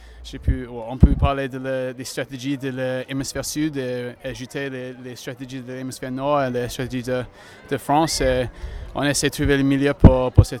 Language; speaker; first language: French; non-native, learner; English